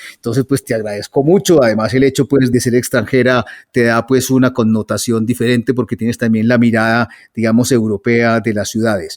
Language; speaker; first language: Spanish; native; Spanish